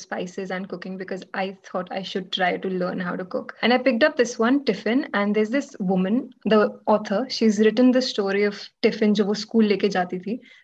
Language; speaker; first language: English; non-native, local second language; Hindi